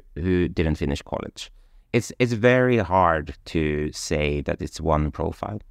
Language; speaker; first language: English; non-native, fluent; Swedish